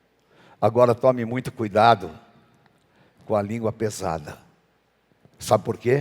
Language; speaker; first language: Portuguese; native; Portuguese